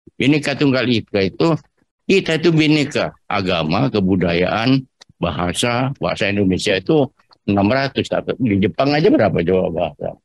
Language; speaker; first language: Indonesian; non-native, local second language; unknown